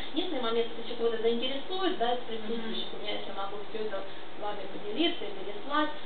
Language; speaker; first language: Russian; non-native, local second language; Ukrainian